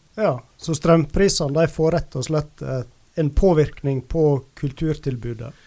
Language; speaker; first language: Norwegian; native; Norwegian